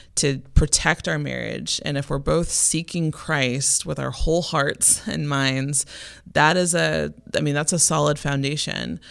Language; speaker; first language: English; native; English